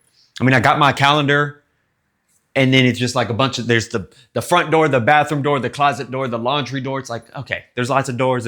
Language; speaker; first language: English; native; English